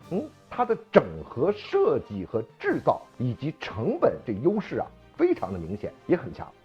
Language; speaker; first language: Chinese; native; Chinese